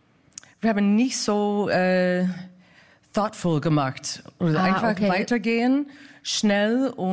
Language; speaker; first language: German; non-native, fluent; English